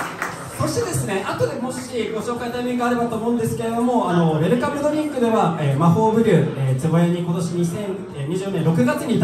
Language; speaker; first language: Japanese; native; Japanese